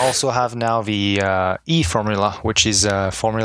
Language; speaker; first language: English; non-native, fluent; French